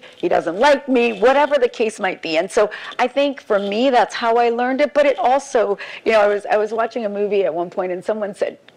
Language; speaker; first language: English; native; English